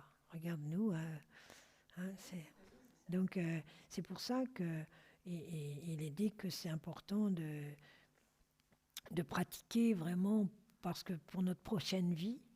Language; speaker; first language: French; native; French